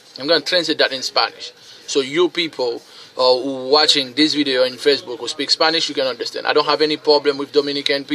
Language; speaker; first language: English; non-native, fluent; Haitian Creole